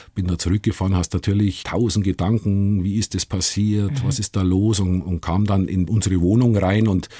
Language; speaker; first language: German; native; German